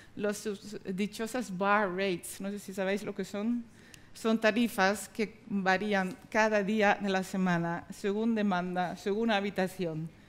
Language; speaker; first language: Spanish; non-native, fluent; Dutch